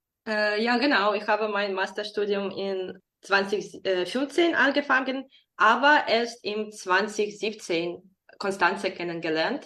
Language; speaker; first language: German; non-native, fluent; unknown